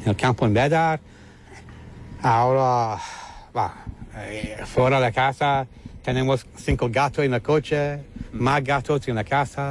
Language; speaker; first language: Spanish; non-native, learner; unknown